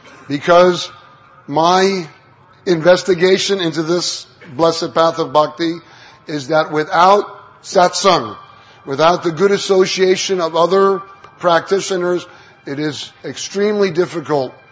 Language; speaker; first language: English; native; English